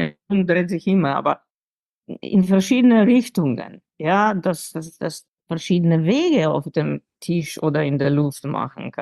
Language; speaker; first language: German; non-native, fluent; Slovenian